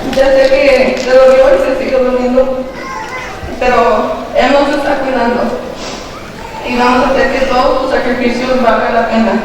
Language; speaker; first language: Spanish; early bilingual, heritage; Spanish